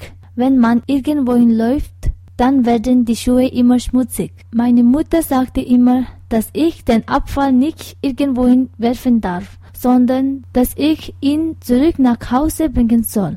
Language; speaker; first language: German; non-native, fluent; Tibetan